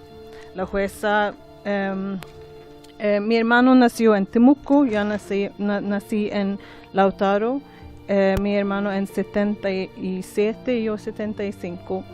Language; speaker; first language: Spanish; non-native, learner; Swedish